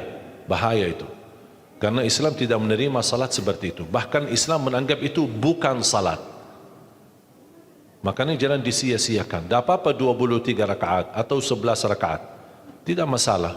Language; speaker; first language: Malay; non-native, fluent; Arabic